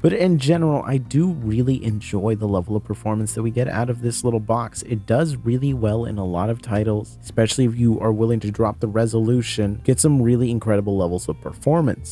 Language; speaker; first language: English; native; English